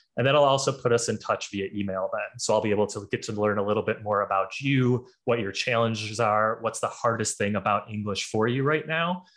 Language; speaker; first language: English; native; English